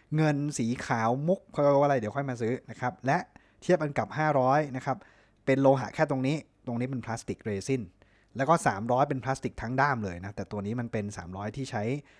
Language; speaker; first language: Thai; native; Thai